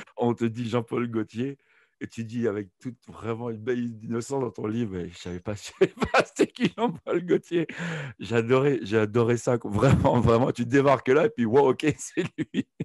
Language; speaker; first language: French; native; French